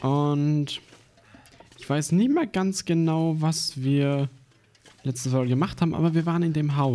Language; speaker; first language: German; native; German